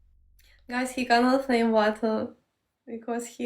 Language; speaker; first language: English; non-native, learner; Polish